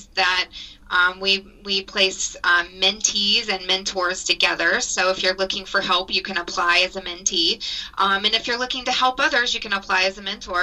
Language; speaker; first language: English; native; English